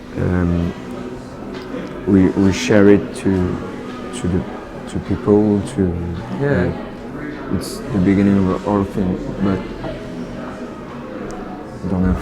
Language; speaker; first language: English; non-native, learner; French